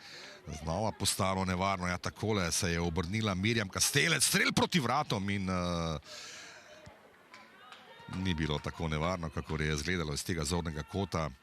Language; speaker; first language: Slovenian; native; Slovenian